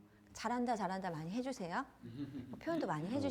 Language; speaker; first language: Korean; native; Korean